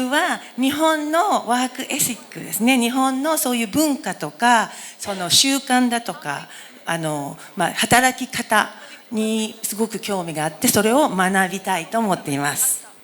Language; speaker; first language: Japanese; non-native, fluent; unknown